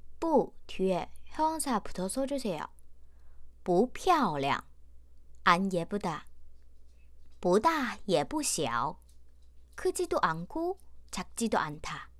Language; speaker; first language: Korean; non-native, fluent; Chinese